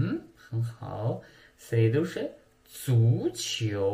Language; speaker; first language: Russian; non-native, learner; Chinese